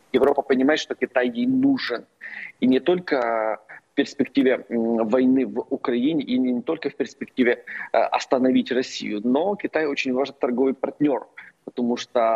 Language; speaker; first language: Russian; non-native, local second language; Ukrainian